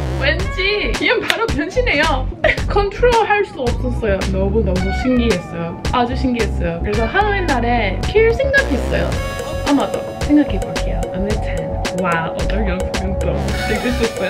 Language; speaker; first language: Korean; non-native, fluent; English